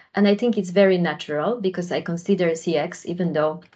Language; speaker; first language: English; non-native, fluent; Polish